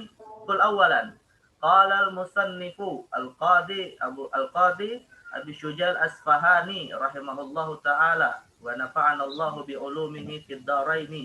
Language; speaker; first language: Arabic; non-native, fluent; Indonesian